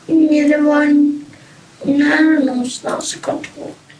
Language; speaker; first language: Swedish; early bilingual, other home language; Vietnamese